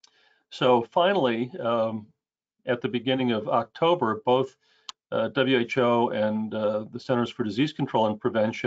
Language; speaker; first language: English; native; English